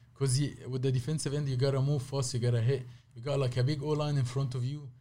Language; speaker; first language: English; non-native, fluent; Arabic